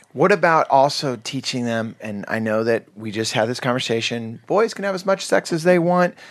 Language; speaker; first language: English; native; English